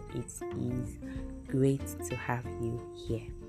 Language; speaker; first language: English; non-native, local second language; Igbo